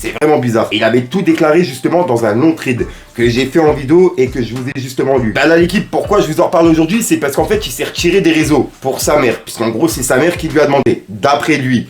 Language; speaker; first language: French; native; French